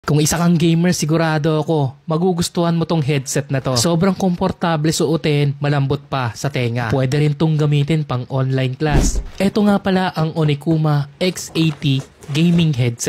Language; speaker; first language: Filipino; native; Filipino